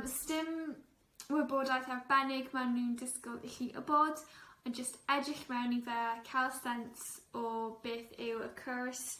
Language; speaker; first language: Welsh; non-native, local second language; English